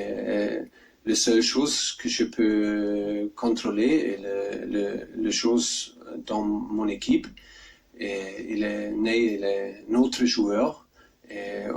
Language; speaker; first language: French; non-native, learner; German